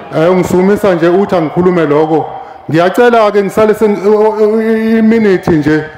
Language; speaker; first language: Zulu; native; Zulu